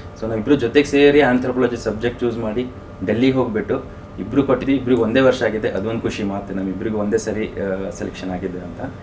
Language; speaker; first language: Kannada; native; Kannada